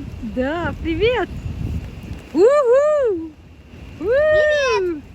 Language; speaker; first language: Russian; native; Russian